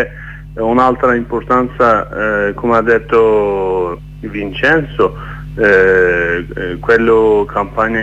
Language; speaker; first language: Italian; non-native, learner; Kurdish